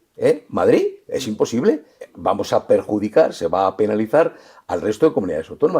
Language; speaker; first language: Spanish; native; Spanish